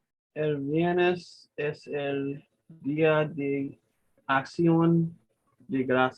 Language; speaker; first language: Spanish; non-native, learner; English